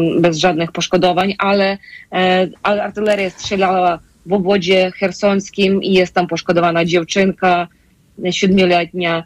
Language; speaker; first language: Polish; non-native, fluent; Ukrainian